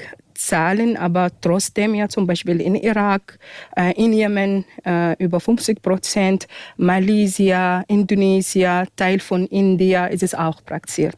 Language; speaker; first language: German; non-native, fluent; Arabic